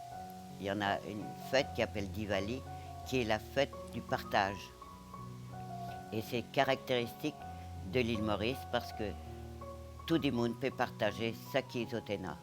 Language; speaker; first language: French; non-native, local second language; Morisyen